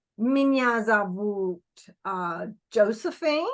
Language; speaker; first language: Russian; non-native, fluent; English